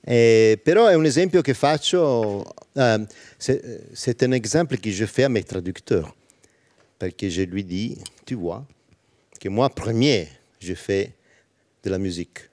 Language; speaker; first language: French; non-native, learner; Italian